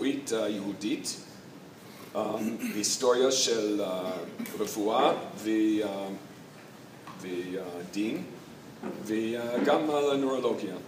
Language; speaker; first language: Hebrew; non-native, fluent; English